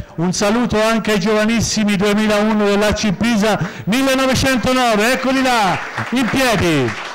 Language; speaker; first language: Italian; native; Italian